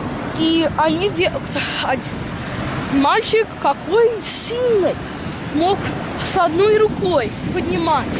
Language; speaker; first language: Russian; early bilingual, heritage; Russian